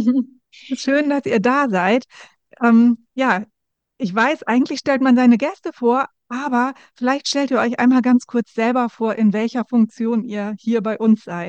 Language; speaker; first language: German; native; German